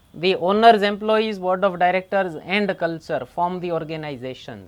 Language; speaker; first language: English; non-native, local second language; Gujarati